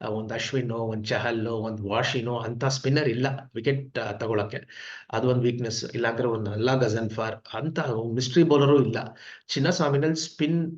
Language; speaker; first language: Kannada; non-native, local second language; Tamil